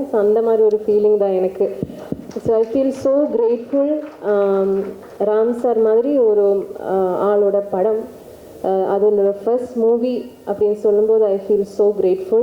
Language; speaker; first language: Tamil; non-native, learner; Malayalam